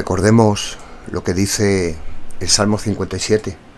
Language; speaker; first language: Spanish; native; Spanish